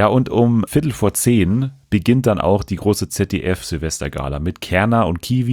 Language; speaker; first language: German; native; German